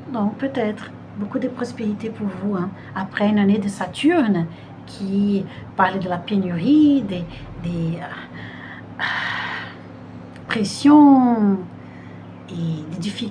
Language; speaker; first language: French; non-native, fluent; Portuguese